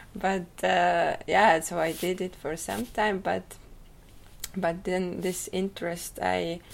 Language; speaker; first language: English; non-native, fluent; Estonian